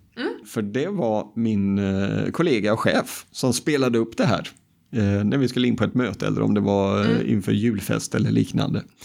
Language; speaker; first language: Swedish; native; Swedish